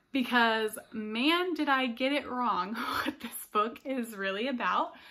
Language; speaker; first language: English; native; English